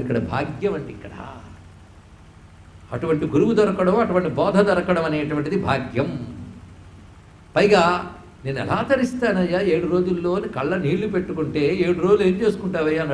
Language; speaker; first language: Telugu; native; Telugu